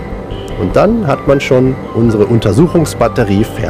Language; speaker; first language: German; native; German